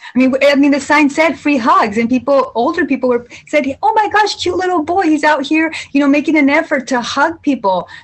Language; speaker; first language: English; early bilingual, other home language; Spanish